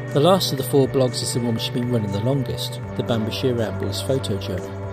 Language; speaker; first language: English; native; English